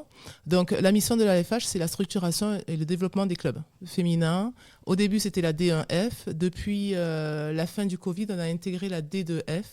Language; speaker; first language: French; native; French